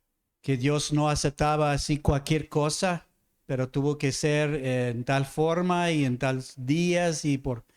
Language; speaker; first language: Spanish; non-native, fluent; English